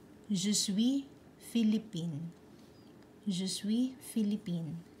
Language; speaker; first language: French; non-native, learner; Filipino